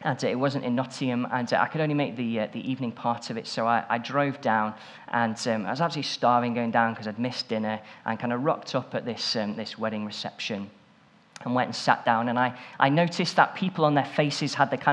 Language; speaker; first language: English; native; English